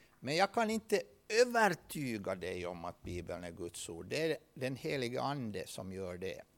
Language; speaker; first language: Swedish; native; Swedish